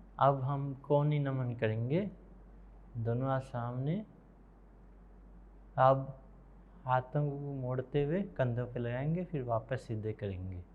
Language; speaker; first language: Hindi; native; Hindi